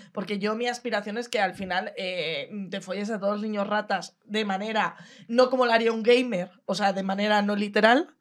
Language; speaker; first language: Spanish; native; Spanish